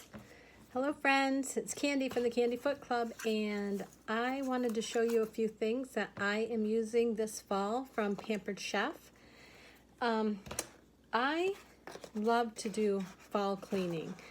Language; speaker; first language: English; native; English